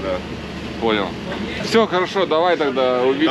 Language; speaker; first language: Russian; non-native, fluent; Lithuanian